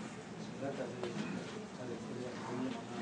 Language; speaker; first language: Spanish; non-native, fluent; French